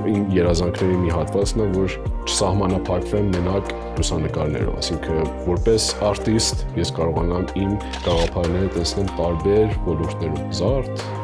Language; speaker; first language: Armenian; early bilingual, heritage; Armenian